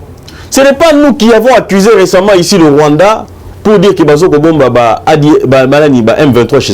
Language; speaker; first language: French; non-native, local second language; Lingala